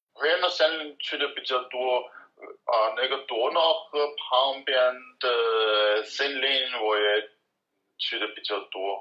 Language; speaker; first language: Chinese; non-native, learner; German